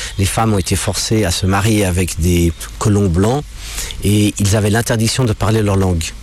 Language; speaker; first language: French; non-native, local second language; English